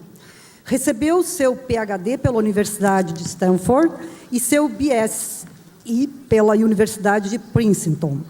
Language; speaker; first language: Portuguese; native; Portuguese